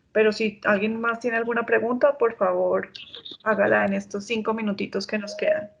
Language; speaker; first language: Spanish; native; Spanish